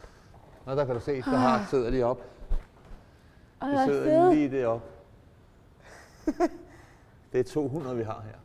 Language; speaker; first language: Danish; native; Danish